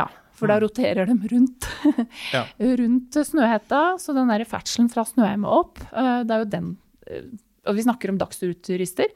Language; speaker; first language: Norwegian; native; Norwegian